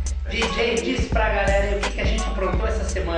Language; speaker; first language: Portuguese; native; Portuguese